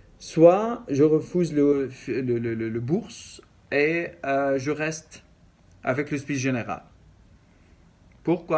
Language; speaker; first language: French; non-native, learner; Arabic